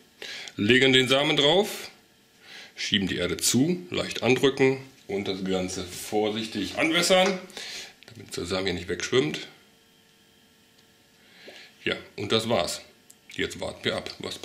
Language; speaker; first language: German; native; German